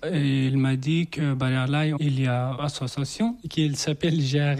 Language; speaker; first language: French; non-native, learner; Persian